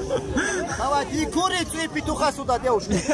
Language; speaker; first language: Russian; non-native, learner; Tajik